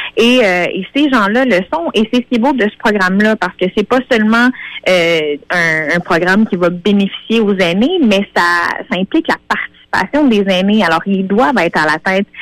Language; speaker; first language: French; native; French